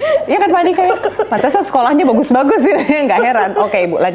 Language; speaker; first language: Indonesian; native; Indonesian